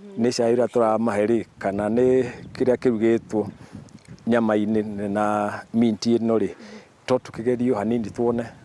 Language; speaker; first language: Kikuyu; native; Kikuyu